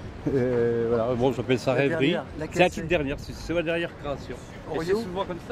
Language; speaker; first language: French; native; French